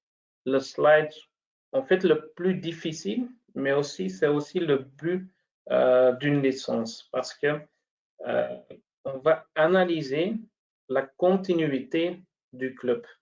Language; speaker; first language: French; non-native, local second language; Dutch